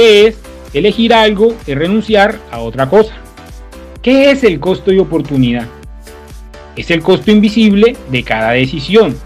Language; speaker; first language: Spanish; native; Spanish